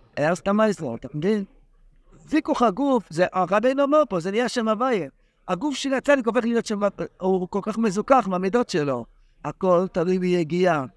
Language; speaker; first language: Hebrew; non-native, fluent; English